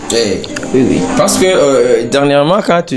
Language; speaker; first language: French; non-native, local second language; Rundi